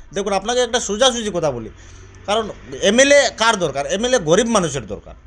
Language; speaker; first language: Bangla; native; Bangla